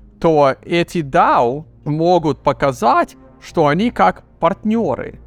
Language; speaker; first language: Russian; early bilingual, heritage; Russian